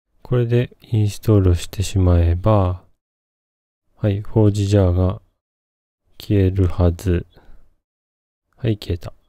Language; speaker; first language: Japanese; native; Japanese